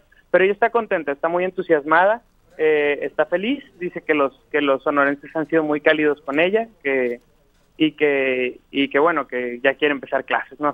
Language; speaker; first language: Spanish; native; Spanish